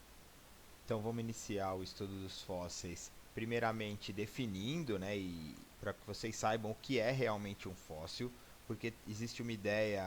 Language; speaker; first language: Portuguese; native; Portuguese